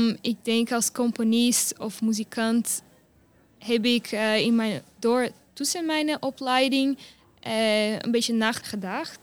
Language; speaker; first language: Dutch; non-native, learner; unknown